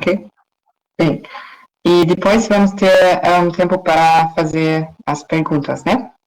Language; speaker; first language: Portuguese; non-native, fluent; German